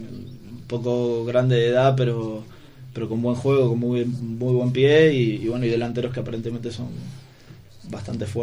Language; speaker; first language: Spanish; native; Spanish